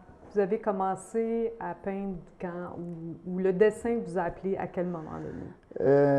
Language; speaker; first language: French; native; French